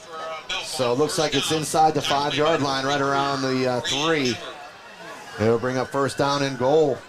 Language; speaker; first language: English; native; English